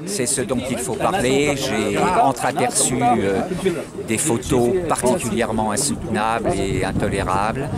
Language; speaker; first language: French; native; French